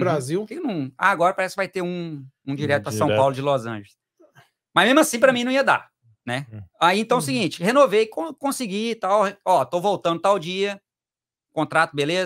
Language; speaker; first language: Portuguese; native; Portuguese